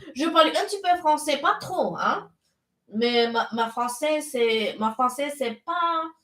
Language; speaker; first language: French; non-native, learner; English